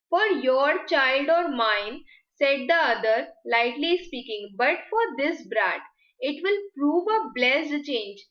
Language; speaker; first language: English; non-native, local second language; Hindi